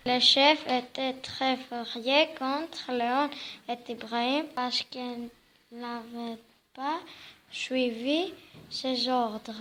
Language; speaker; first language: French; non-native, learner; Greek